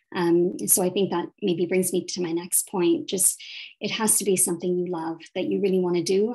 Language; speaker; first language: English; native; English